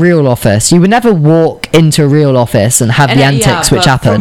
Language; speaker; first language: English; native; English